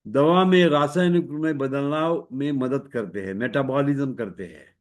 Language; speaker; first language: Hindi; non-native, local second language; Marathi